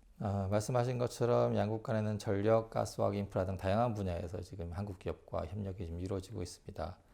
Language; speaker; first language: Korean; native; Korean